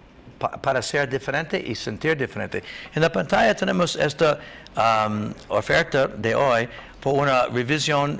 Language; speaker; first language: Spanish; non-native, learner; English